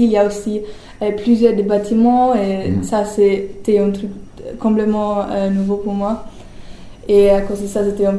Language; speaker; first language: French; non-native, learner; German